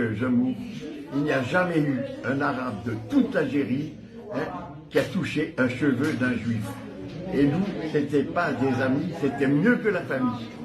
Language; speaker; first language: French; native; French